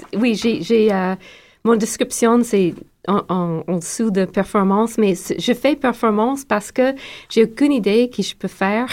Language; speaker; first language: French; non-native, learner; English